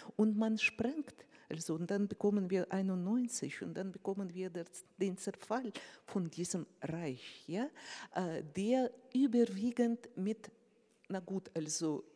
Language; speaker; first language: German; non-native, fluent; Russian